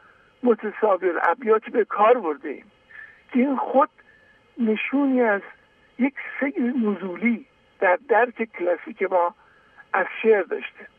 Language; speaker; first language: Persian; native; Persian